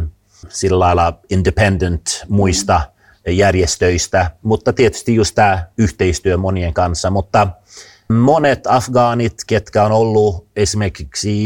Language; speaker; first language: Finnish; non-native, fluent; Swedish